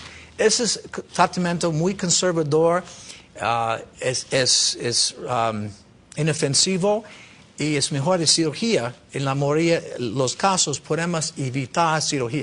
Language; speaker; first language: Spanish; non-native, learner; English